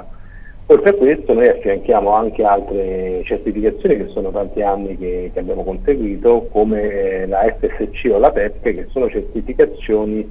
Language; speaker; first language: Italian; native; Italian